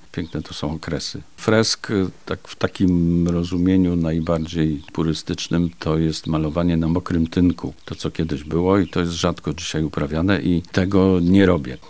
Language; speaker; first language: Polish; native; Polish